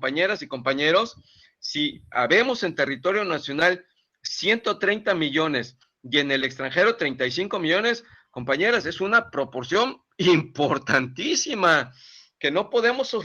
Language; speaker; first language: Spanish; native; Spanish